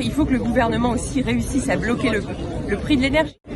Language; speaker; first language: French; native; French